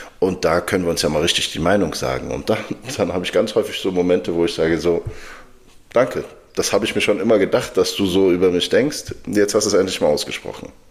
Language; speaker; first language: German; early bilingual, other home language; Arabic